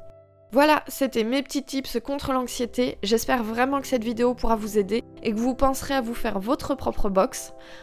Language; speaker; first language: French; native; French